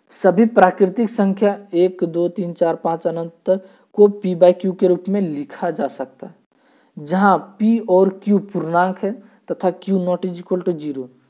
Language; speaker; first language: Hindi; native; Hindi